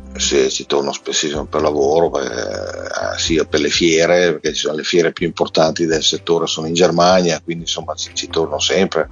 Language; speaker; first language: Italian; early bilingual, other home language; German